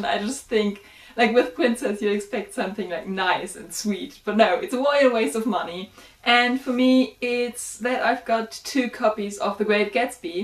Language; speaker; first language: English; non-native, fluent; German